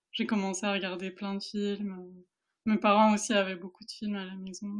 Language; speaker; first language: French; early bilingual, other home language; Spanish